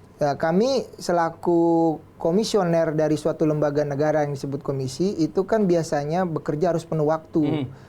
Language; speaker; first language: Indonesian; native; Indonesian